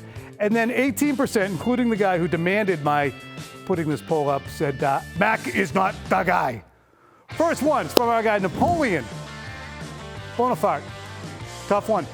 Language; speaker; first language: English; native; English